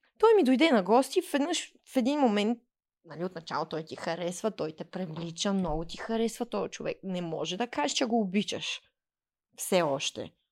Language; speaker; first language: Bulgarian; early bilingual, heritage; Bulgarian